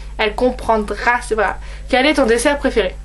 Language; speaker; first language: French; native; French